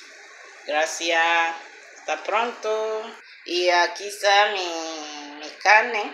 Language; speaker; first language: Spanish; non-native, learner; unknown